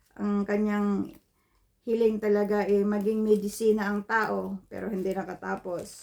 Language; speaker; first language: Filipino; non-native, local second language; Iloko